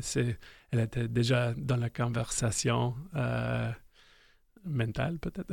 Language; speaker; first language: French; non-native, fluent; English